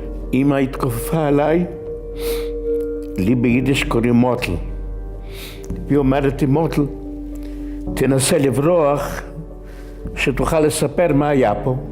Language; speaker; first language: Hebrew; non-native, fluent; Yiddish